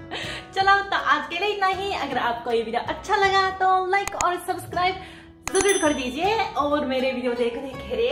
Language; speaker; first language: Hindi; non-native, fluent; Japanese